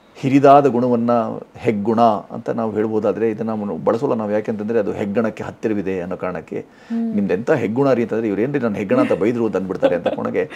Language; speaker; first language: Kannada; non-native, local second language; Hindi